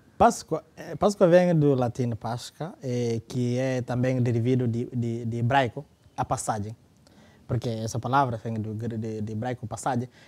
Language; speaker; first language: Portuguese; non-native, fluent; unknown